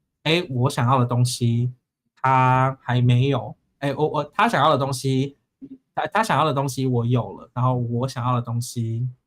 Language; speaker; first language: Chinese; native; Chinese